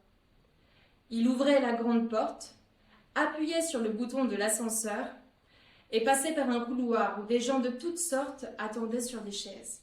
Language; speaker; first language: French; native; French